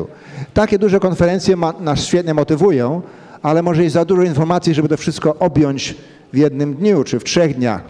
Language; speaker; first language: Polish; early bilingual, heritage; Polish